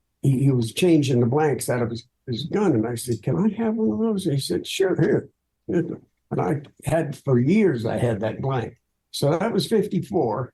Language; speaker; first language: English; native; English